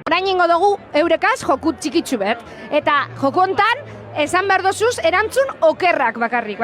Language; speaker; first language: Basque; native; Basque